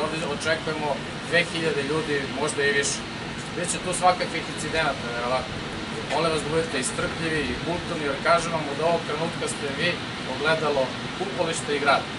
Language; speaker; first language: Serbian; native; Serbian